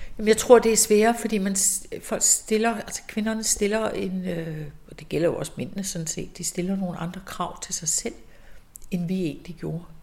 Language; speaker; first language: Danish; native; Danish